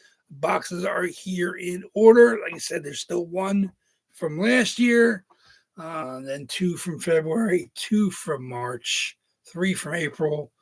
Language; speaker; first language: English; native; English